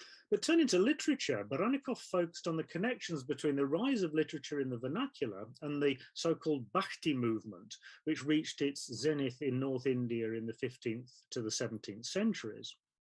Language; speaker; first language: English; native; English